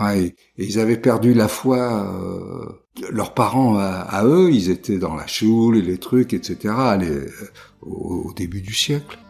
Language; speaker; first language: French; native; French